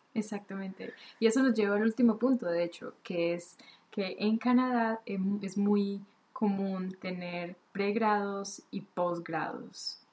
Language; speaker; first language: Spanish; native; Spanish